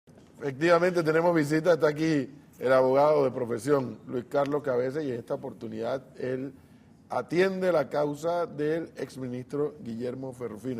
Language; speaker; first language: Spanish; native; Spanish